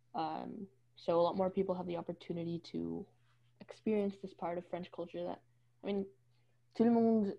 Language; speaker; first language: English; native; English